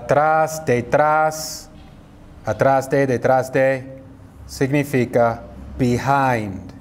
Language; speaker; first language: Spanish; non-native, fluent; English